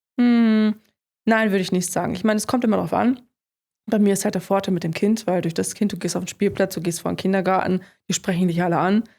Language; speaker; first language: German; native; German